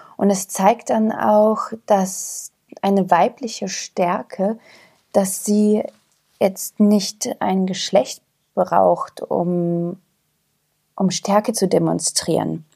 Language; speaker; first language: German; early bilingual, other home language; Croatian